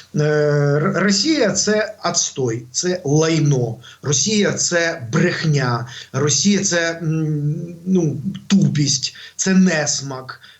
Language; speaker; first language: Ukrainian; native; Ukrainian